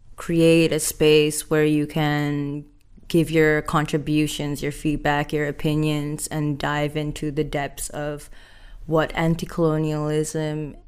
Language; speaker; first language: English; non-native, fluent; Indonesian